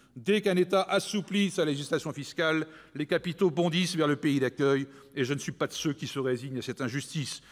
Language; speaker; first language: French; native; French